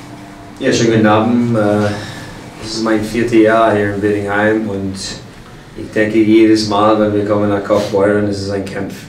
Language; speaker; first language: German; non-native, fluent; English